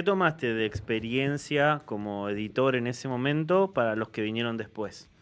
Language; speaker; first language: Spanish; native; Spanish